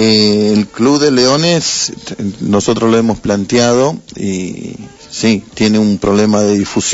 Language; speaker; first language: Spanish; native; Spanish